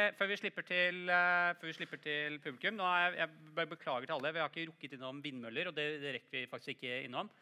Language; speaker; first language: Norwegian; native; Norwegian